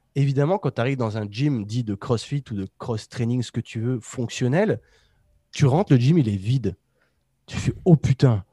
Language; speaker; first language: French; native; French